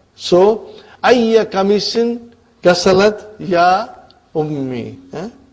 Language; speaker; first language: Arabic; non-native, fluent; English